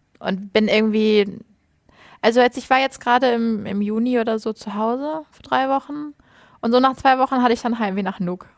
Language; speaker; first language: German; native; German